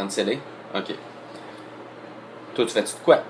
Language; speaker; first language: French; native; French